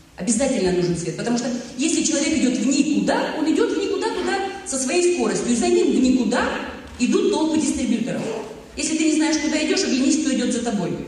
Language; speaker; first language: Russian; native; Russian